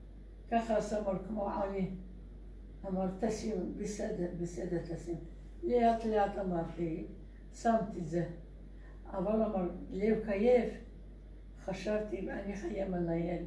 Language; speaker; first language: Hebrew; non-native, learner; Russian